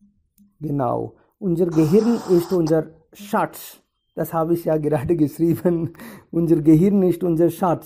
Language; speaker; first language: German; non-native, learner; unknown